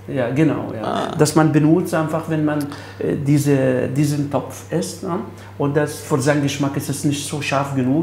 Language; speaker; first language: German; non-native, fluent; Arabic